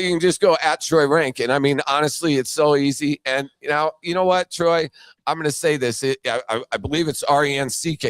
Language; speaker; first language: English; native; English